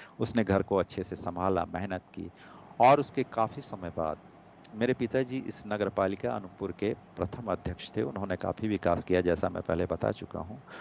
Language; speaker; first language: Hindi; non-native, local second language; Gujarati